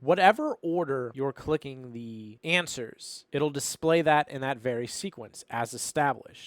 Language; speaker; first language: English; native; English